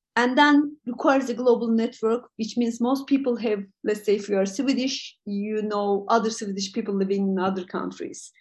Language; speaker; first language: English; non-native, fluent; Turkish